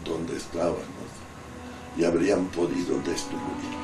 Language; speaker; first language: Spanish; non-native, fluent; Italian